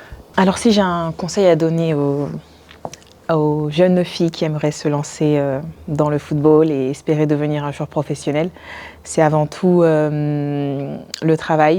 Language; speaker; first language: French; native; French